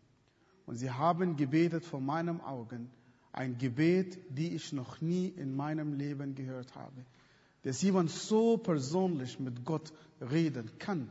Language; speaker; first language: German; non-native, fluent; Arabic